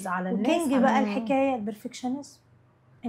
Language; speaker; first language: Arabic; native; Arabic